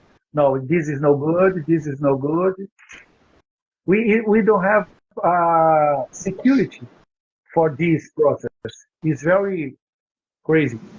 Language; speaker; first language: English; non-native, learner; Portuguese